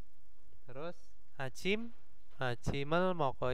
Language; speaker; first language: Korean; non-native, fluent; Indonesian